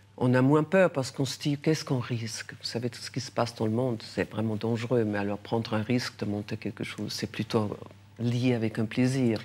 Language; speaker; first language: French; non-native, local second language; German